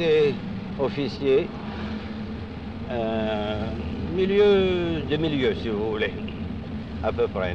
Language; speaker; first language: French; non-native, fluent; Russian